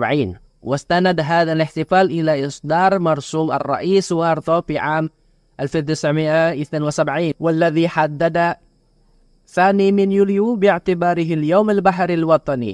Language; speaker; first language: Arabic; non-native, fluent; Indonesian